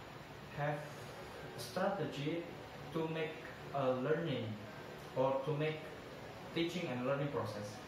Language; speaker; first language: English; non-native, learner; Indonesian